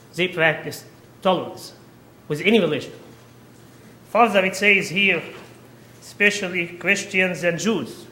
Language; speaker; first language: English; non-native, fluent; Arabic